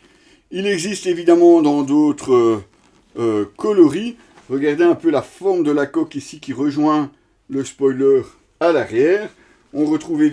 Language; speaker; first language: French; native; French